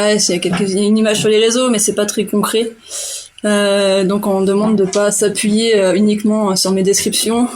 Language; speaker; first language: French; native; French